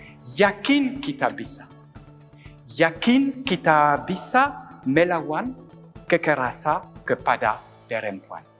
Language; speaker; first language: Indonesian; non-native, learner; French